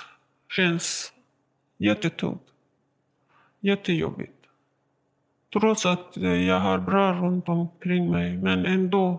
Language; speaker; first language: Swedish; non-native, learner; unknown